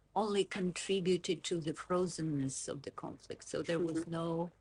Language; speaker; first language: English; non-native, fluent; Azerbaijani